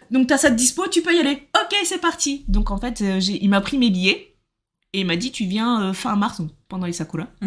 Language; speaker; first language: French; native; French